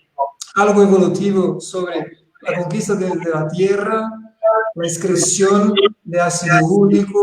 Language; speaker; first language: Spanish; non-native, fluent; Portuguese